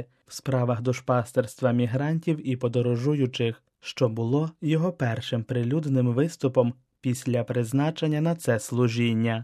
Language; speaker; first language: Ukrainian; native; Ukrainian